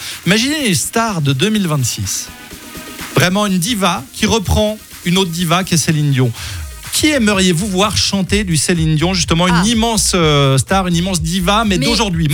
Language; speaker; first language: French; native; French